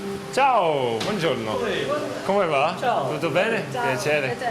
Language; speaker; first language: Italian; non-native, learner; English